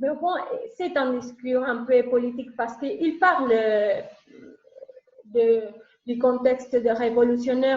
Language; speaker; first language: French; non-native, learner; Spanish